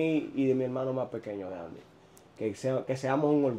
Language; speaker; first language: Spanish; native; Spanish